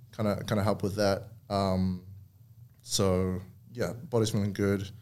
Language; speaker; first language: English; native; English